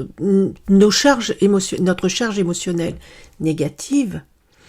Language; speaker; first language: French; native; French